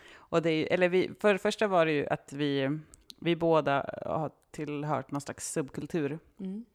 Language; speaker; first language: Swedish; native; Swedish